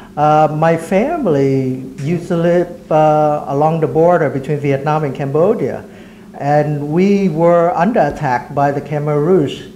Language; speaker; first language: English; early bilingual, other home language; Vietnamese